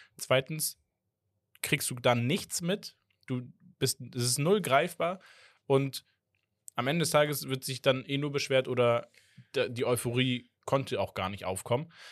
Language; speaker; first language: German; native; German